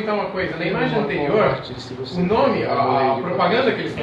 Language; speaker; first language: Portuguese; native; Portuguese